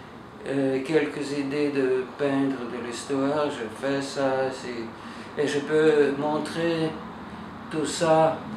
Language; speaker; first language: French; non-native, learner; Russian